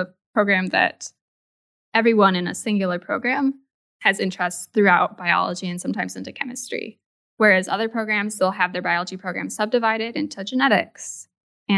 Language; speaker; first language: English; native; English